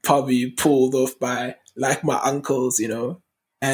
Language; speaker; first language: English; native; English